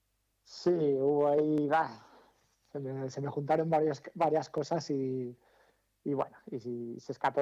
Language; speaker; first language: Spanish; native; Spanish